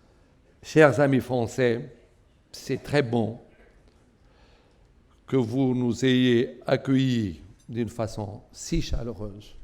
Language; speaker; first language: French; non-native, fluent; Portuguese